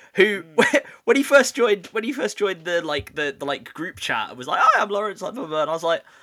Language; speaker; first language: English; native; English